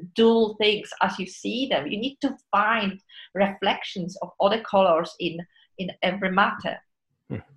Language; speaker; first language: English; non-native, fluent; Polish